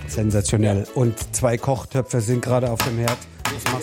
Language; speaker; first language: German; native; German